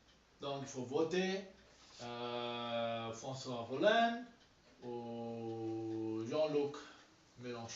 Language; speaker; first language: French; non-native, learner; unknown